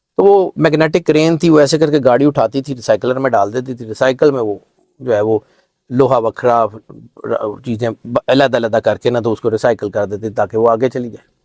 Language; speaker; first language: Urdu; non-native, local second language; Punjabi